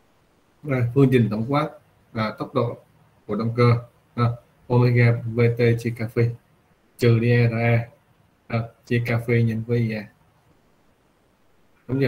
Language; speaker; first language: Vietnamese; native; Vietnamese